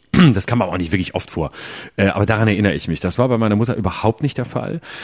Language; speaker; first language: German; native; German